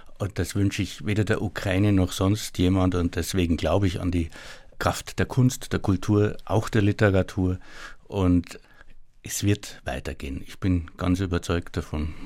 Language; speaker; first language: German; native; German